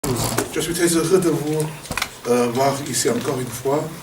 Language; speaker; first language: French; non-native, learner; Chinese